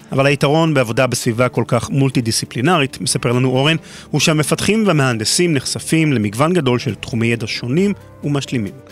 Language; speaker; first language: Hebrew; native; Hebrew